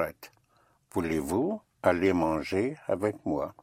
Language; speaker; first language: French; non-native, fluent; English